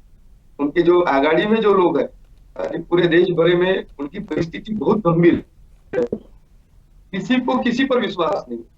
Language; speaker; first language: Hindi; non-native, local second language; Marathi